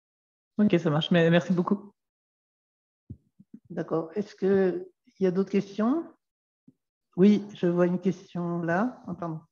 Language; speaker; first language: French; native; French